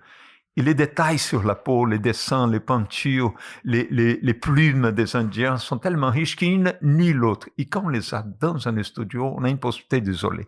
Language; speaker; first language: French; non-native, fluent; Portuguese